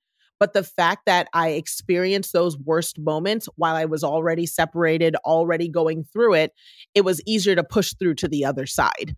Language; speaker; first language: English; native; English